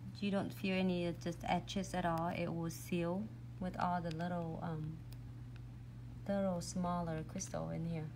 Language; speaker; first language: English; non-native, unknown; Vietnamese